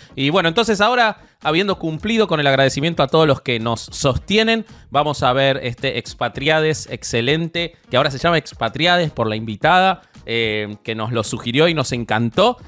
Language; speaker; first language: Spanish; native; Spanish